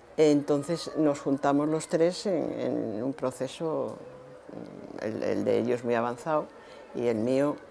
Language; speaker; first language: Spanish; native; Spanish